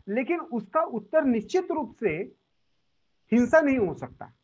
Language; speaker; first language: Hindi; non-native, local second language; Marathi